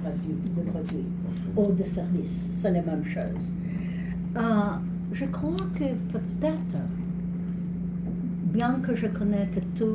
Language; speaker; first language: French; non-native, learner; English